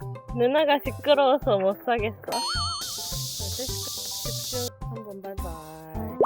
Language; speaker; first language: Korean; non-native, fluent; Japanese